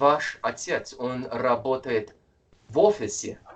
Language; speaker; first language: Russian; non-native, fluent; English